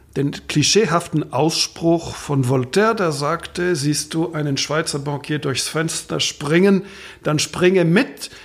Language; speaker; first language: German; non-native, fluent; French